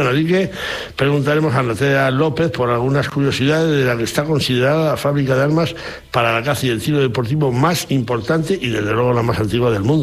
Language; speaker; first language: Spanish; native; Spanish